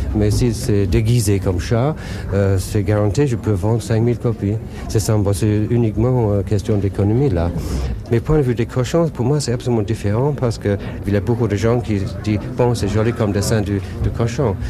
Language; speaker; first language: French; non-native, learner; English